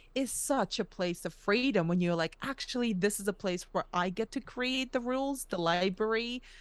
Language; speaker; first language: English; early bilingual, other home language; Russian